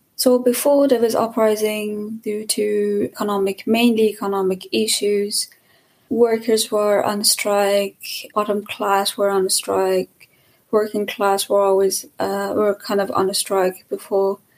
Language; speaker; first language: English; non-native, fluent; Persian